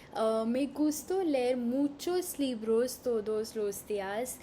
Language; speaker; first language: Spanish; non-native, learner; Hindi